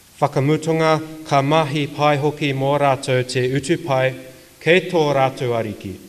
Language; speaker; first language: Māori; non-native, local second language; English